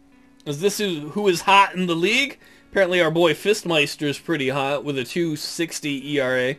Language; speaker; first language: English; native; English